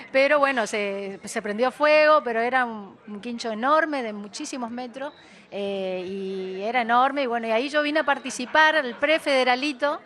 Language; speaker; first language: Spanish; native; Spanish